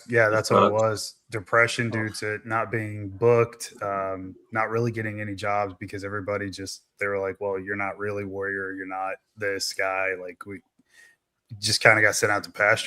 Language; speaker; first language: English; native; English